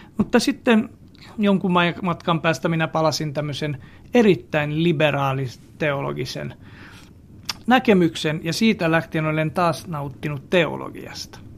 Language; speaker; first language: Finnish; non-native, fluent; Hungarian